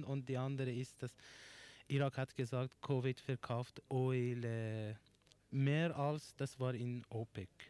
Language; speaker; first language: German; non-native, learner; Persian